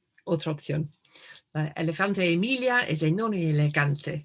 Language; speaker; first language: Spanish; non-native, fluent; English